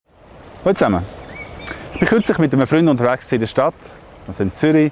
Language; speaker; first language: German; native; German